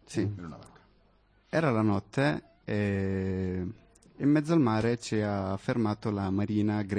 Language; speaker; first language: Italian; non-native, fluent; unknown